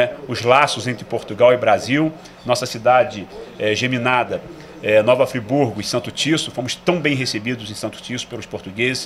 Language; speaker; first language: Portuguese; native; Portuguese